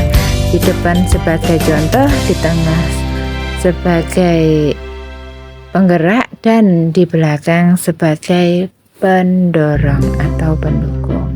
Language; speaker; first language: Indonesian; native; Indonesian